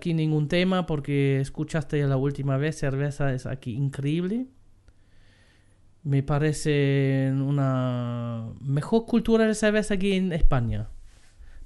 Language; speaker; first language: Spanish; non-native, fluent; German